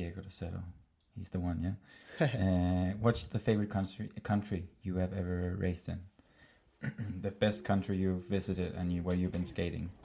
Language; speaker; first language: English; non-native, fluent; Danish